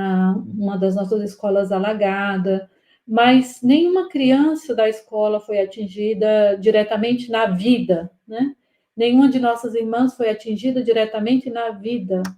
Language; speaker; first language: Portuguese; native; Portuguese